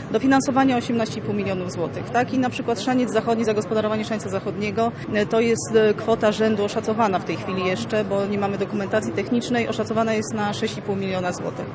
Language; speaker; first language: Polish; native; Polish